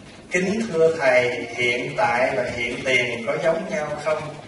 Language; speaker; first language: Vietnamese; native; Vietnamese